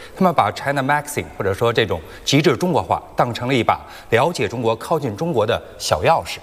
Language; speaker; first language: Chinese; native; Chinese